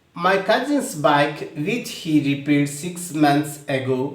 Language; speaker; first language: English; non-native, local second language; Telugu